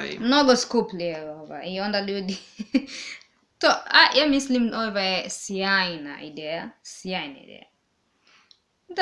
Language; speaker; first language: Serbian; non-native, learner; English